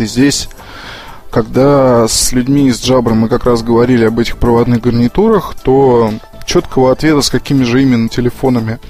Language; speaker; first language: Russian; native; Russian